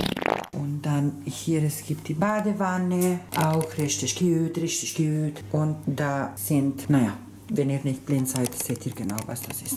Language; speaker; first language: German; early bilingual, other home language; Spanish